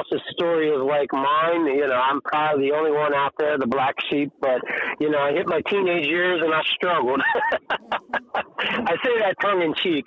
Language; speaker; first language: English; native; English